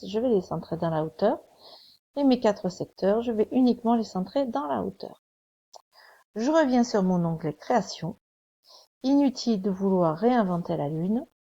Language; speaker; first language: French; native; French